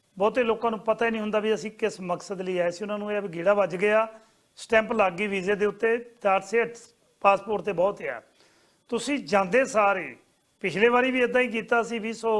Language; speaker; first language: Punjabi; native; Punjabi